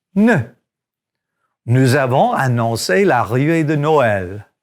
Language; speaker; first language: French; non-native, fluent; English